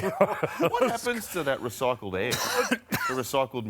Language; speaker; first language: English; native; English